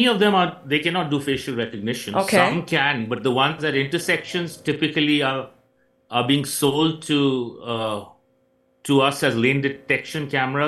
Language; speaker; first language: English; non-native, local second language; Hindi